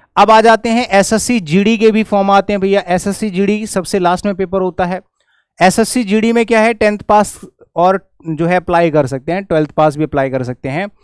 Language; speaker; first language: Hindi; native; Hindi